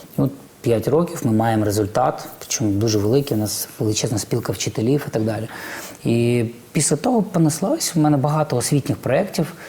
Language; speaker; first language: Ukrainian; non-native, local second language; Russian